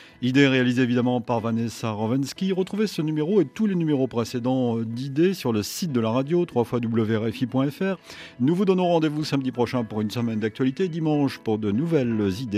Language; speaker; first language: French; native; French